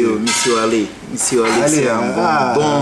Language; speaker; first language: French; non-native, fluent; Portuguese